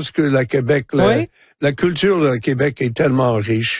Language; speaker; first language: French; non-native, local second language; English